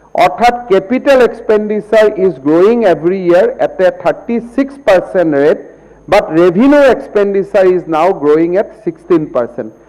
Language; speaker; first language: English; non-native, local second language; Assamese